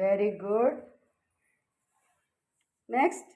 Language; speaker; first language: English; non-native, fluent; Telugu